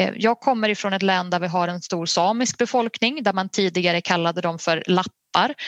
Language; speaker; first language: Swedish; native; Swedish